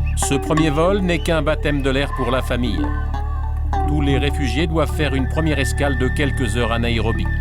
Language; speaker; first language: French; native; French